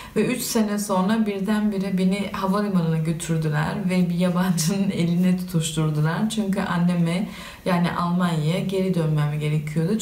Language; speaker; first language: Turkish; early bilingual, heritage; Turkish